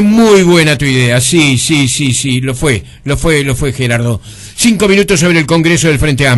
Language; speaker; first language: Spanish; native; Spanish